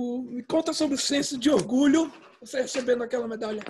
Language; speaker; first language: Portuguese; early bilingual, heritage; Portuguese